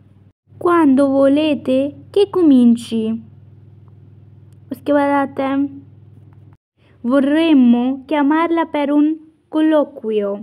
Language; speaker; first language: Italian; non-native, fluent; Urdu